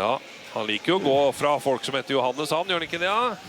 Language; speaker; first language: Norwegian; native; Norwegian